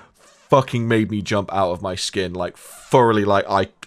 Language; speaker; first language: English; native; English